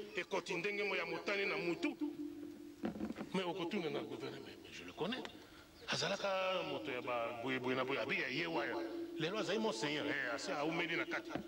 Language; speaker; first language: Lingala; non-native, local second language; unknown